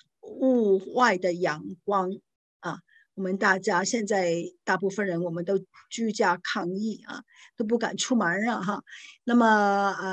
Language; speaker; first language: Chinese; non-native, local second language; Cantonese